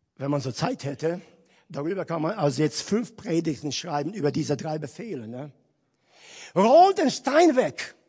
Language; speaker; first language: German; non-native, fluent; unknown